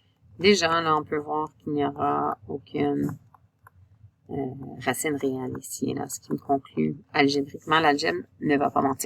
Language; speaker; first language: French; native; French